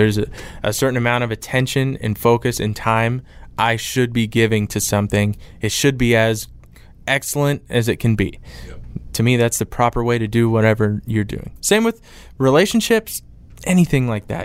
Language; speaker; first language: English; native; English